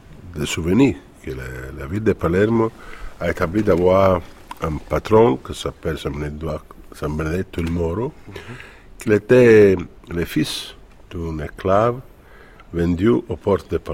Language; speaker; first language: French; non-native, fluent; Italian